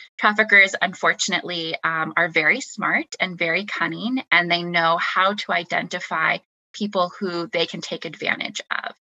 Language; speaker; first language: English; native; English